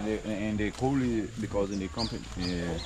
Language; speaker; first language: English; non-native, learner; Portuguese